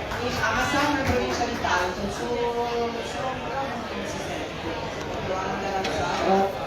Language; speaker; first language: Italian; native; Italian